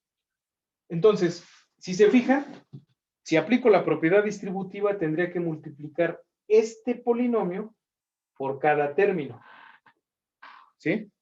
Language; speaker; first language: Spanish; native; Spanish